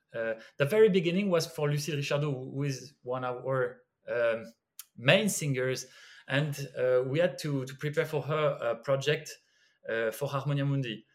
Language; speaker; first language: English; non-native, fluent; French